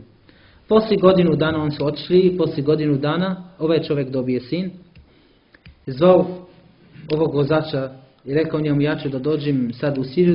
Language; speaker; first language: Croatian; non-native, learner; Arabic